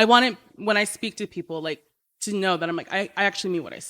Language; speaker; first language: English; native; English